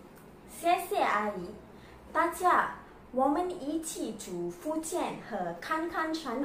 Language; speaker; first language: Chinese; non-native, learner; Malay